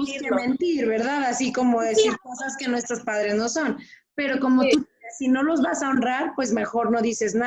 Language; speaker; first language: Spanish; native; Spanish